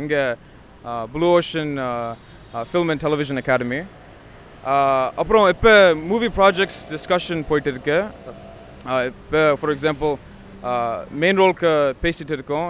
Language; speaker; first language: Tamil; non-native, learner; English